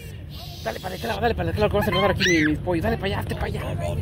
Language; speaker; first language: Spanish; native; Spanish